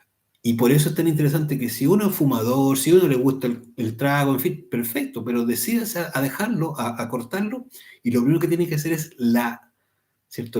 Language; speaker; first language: Spanish; native; Spanish